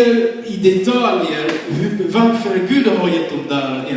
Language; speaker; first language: Swedish; non-native, fluent; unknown